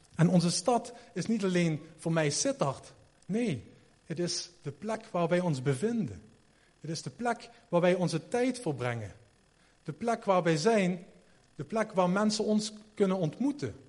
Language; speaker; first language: Dutch; native; Dutch